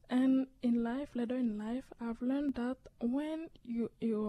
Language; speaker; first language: English; native; English